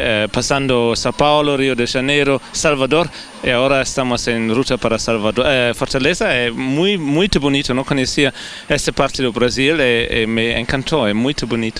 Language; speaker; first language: Portuguese; non-native, fluent; German